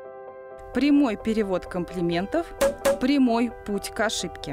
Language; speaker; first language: Russian; native; Russian